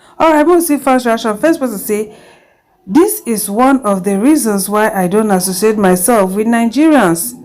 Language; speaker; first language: Nigerian Pidgin; non-native, local second language; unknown